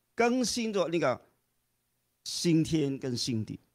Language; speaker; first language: Chinese; non-native, fluent; Cantonese